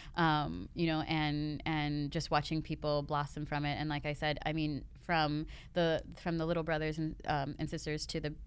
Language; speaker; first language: English; native; English